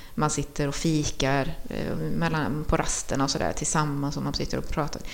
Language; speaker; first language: Swedish; early bilingual, other home language; Spanish